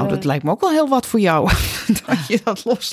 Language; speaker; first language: Dutch; native; Dutch